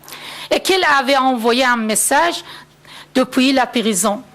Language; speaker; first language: French; non-native, fluent; Persian